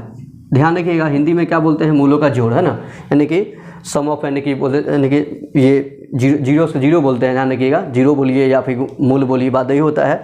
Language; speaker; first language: Hindi; native; Hindi